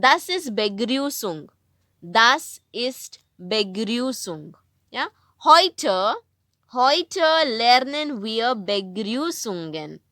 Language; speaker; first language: German; non-native, fluent; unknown